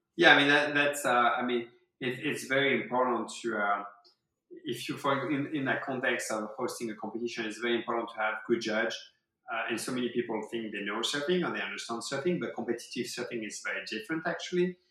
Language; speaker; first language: English; non-native, fluent; French